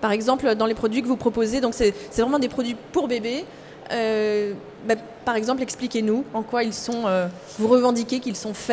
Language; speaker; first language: French; native; French